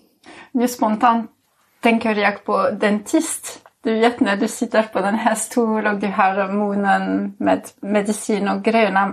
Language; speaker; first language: Swedish; non-native, fluent; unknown